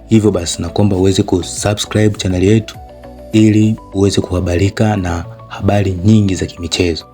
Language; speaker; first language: Swahili; native; Swahili